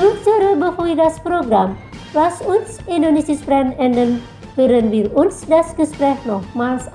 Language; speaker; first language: German; non-native, fluent; Indonesian